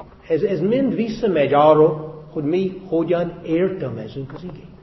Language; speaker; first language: Hungarian; non-native, fluent; English